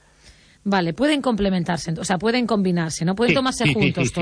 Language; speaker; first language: Spanish; native; Spanish